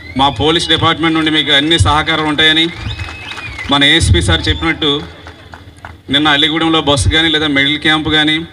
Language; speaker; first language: Telugu; native; Telugu